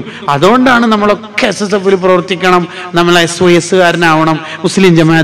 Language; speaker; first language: Malayalam; native; Malayalam